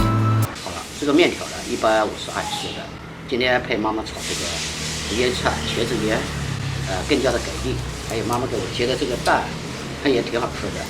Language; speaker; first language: Chinese; native; Chinese